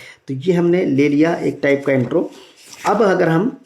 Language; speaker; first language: Hindi; native; Hindi